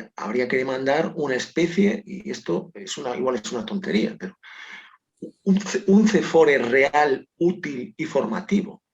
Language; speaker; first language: Spanish; non-native, local second language; Galician